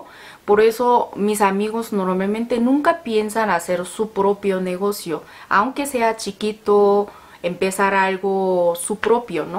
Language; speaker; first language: Spanish; non-native, learner; Korean